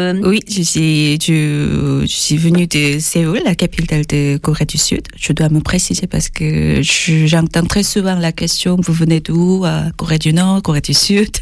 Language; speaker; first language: French; non-native, fluent; Korean